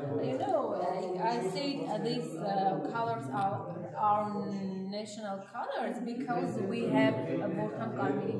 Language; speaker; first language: English; non-native, learner; Armenian